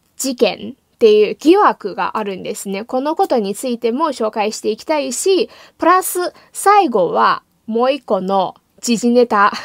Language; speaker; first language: Japanese; non-native, fluent; Chinese